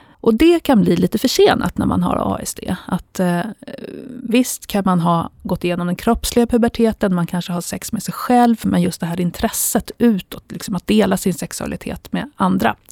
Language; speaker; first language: Swedish; native; Swedish